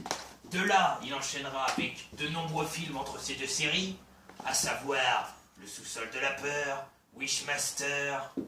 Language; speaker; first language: French; native; French